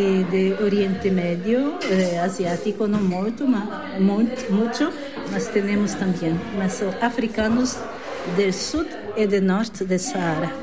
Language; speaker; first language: Spanish; non-native, learner; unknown